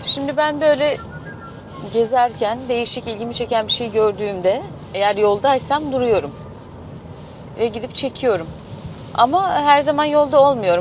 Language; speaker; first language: Turkish; native; Turkish